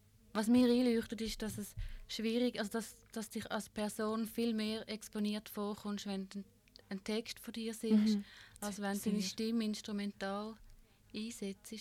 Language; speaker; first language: German; native; German